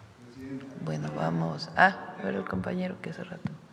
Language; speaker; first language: Spanish; native; Spanish